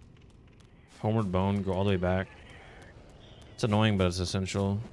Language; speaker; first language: English; native; English